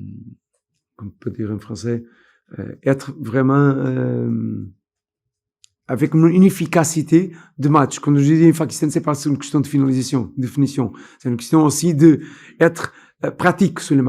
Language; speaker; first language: French; non-native, fluent; Portuguese